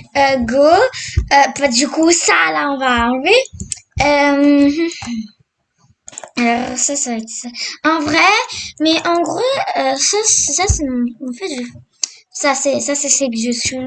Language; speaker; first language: French; native; French